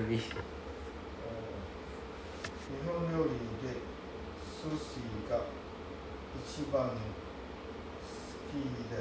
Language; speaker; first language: Japanese; non-native, learner; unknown